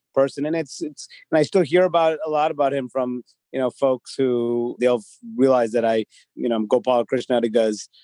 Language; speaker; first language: English; native; English